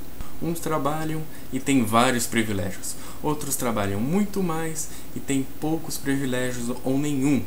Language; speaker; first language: Portuguese; native; Portuguese